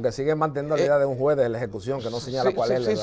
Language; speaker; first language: Spanish; native; Spanish